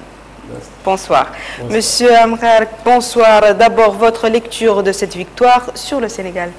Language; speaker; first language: French; non-native, local second language; Arabic